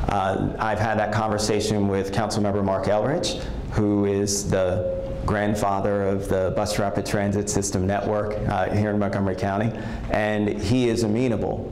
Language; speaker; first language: English; native; English